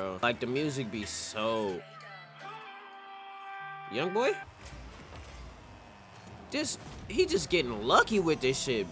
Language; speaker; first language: English; native; English